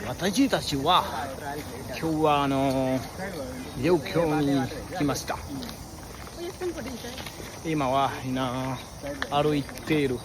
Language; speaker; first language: Japanese; non-native, learner; Nepali